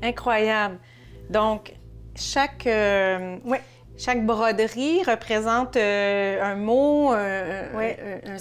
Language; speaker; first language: French; native; French